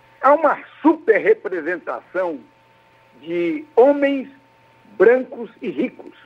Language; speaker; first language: Portuguese; native; Portuguese